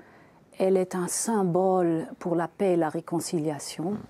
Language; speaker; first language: French; non-native, fluent; German